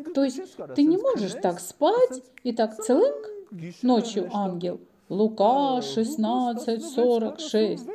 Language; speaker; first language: Russian; non-native, local second language; Armenian